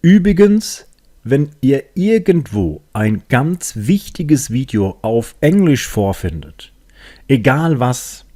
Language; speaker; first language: German; native; German